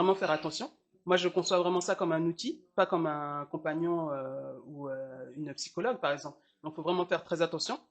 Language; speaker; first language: French; early bilingual, other home language; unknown